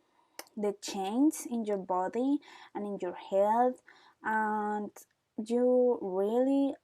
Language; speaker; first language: English; non-native, learner; Spanish